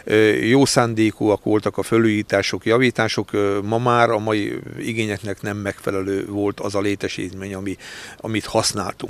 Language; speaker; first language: Hungarian; native; Hungarian